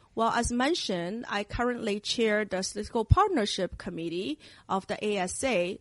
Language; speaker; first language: English; non-native, fluent; Chinese